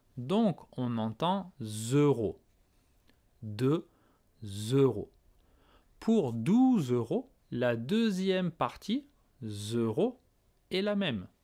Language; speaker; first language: French; native; French